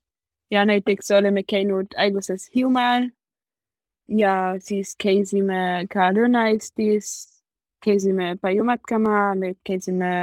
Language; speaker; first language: Estonian; non-native, learner; German